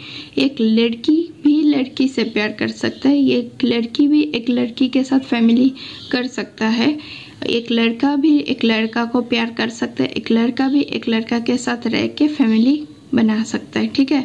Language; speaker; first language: Hindi; non-native, local second language; Assamese